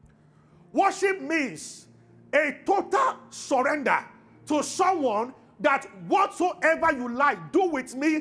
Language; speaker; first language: English; non-native, local second language; Yoruba